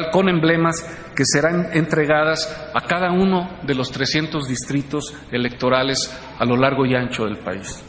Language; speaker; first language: Spanish; native; Spanish